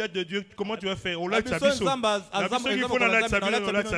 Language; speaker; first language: French; non-native, local second language; Lingala